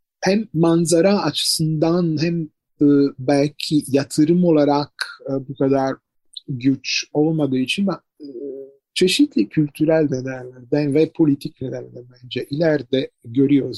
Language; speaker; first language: Turkish; non-native, fluent; Italian